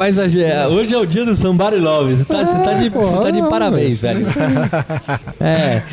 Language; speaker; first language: Portuguese; native; Portuguese